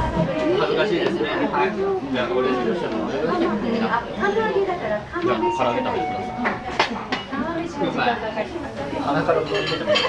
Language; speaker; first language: Japanese; native; Japanese